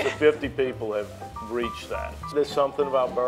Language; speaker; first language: English; native; English